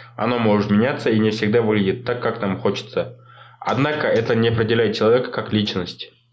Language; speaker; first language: Russian; non-native, local second language; Kazakh